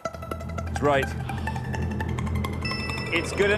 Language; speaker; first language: English; native; English